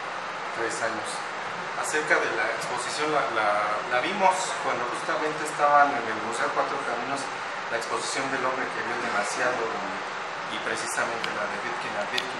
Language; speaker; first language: Spanish; native; Spanish